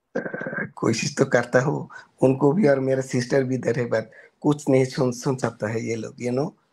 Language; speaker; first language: Hindi; non-native, learner; Bangla